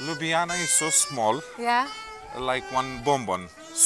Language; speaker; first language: English; non-native, learner; Romanian